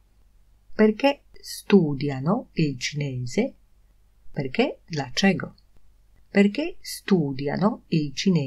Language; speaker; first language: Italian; non-native, fluent; Polish